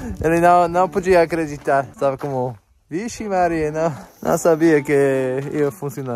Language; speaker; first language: Portuguese; non-native, fluent; English